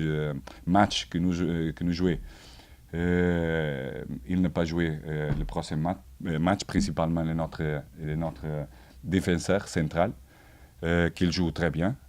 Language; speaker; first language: French; non-native, fluent; Portuguese